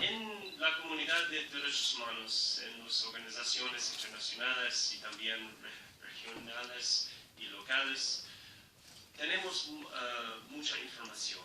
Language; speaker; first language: Spanish; non-native, learner; English